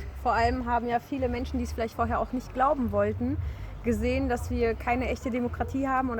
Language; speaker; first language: German; native; German